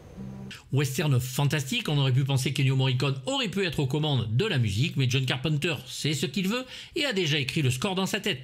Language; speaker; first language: French; native; French